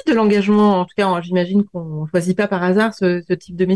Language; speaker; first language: French; native; French